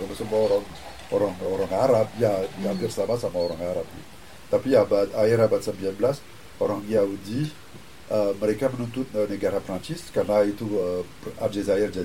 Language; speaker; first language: Indonesian; non-native, fluent; French